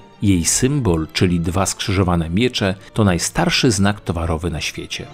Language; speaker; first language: Polish; native; Polish